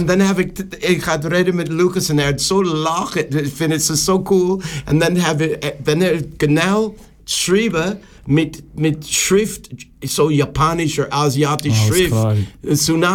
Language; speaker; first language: German; non-native, learner; English